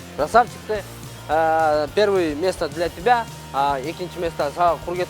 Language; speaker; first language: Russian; non-native, local second language; Kyrgyz